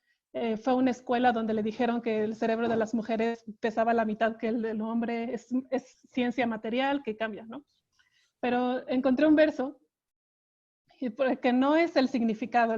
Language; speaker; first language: Spanish; native; Spanish